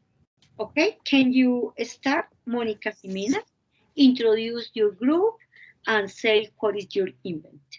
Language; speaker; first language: English; non-native, fluent; Spanish